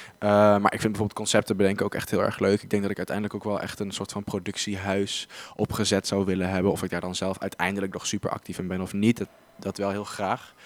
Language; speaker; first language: Dutch; native; Dutch